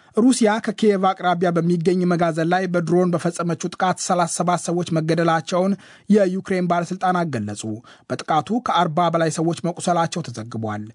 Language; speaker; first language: Amharic; native; Amharic